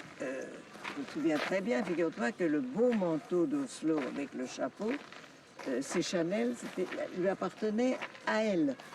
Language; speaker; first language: French; early bilingual, other home language; Polish